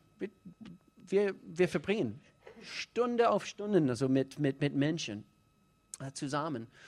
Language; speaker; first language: German; non-native, fluent; English